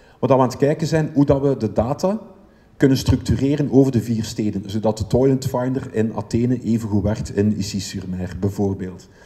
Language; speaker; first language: Dutch; native; Dutch